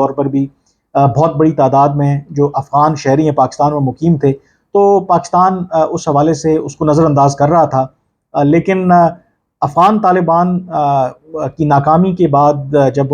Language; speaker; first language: Urdu; native; Urdu